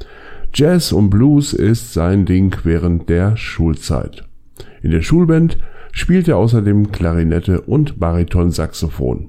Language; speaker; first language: German; native; German